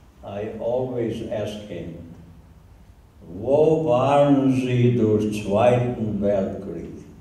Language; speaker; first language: German; non-native, learner; Hungarian